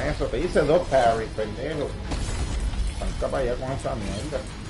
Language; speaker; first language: Spanish; native; Spanish